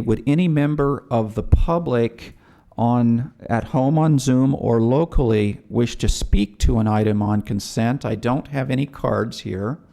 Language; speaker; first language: English; native; English